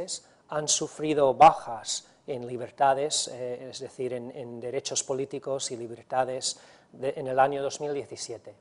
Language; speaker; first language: Spanish; non-native, fluent; English